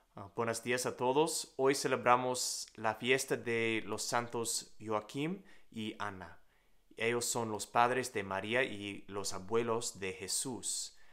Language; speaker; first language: Spanish; non-native, learner; English